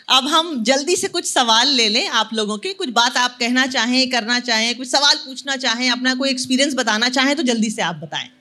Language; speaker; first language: Hindi; native; Hindi